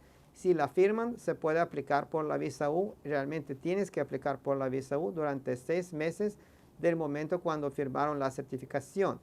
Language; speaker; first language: Spanish; non-native, fluent; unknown